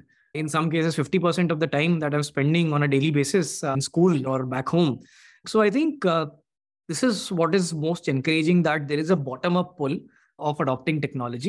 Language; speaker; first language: English; non-native, local second language; Hindi